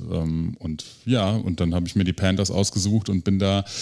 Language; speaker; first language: German; native; German